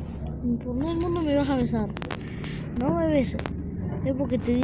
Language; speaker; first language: Spanish; native; Spanish